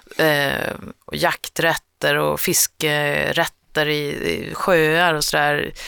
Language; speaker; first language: Swedish; native; Swedish